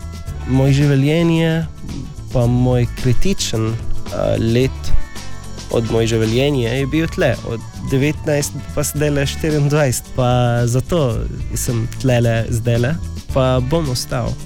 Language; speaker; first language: Slovenian; non-native, learner; Arabic